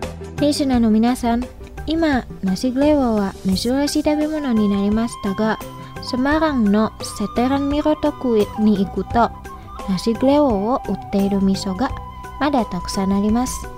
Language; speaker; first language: Japanese; non-native, fluent; Indonesian